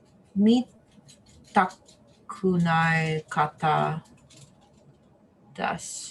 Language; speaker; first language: Japanese; non-native, learner; English